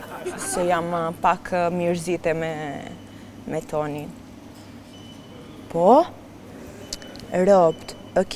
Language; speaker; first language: Albanian; non-native, learner; Romanian